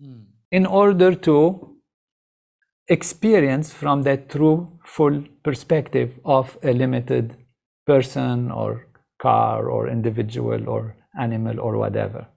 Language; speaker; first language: English; non-native, fluent; Arabic